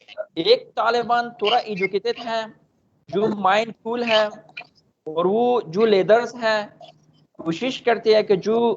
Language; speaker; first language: Hindi; non-native, fluent; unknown